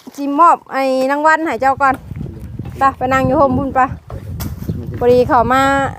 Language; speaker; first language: Thai; native; Thai